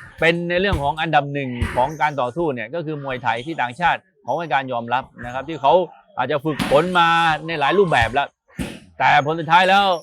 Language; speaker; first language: Thai; native; Thai